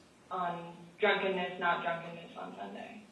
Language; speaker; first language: English; native; English